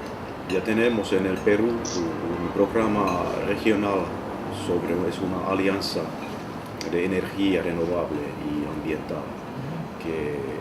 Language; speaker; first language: Spanish; non-native, fluent; Finnish